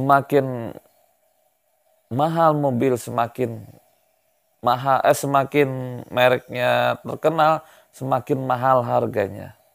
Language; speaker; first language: Indonesian; native; Indonesian